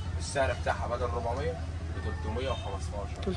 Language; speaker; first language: Arabic; native; Arabic